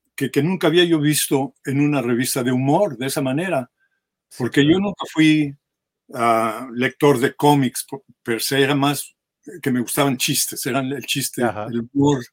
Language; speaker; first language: Spanish; native; Spanish